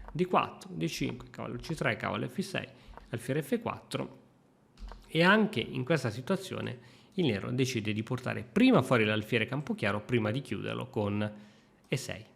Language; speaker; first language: Italian; native; Italian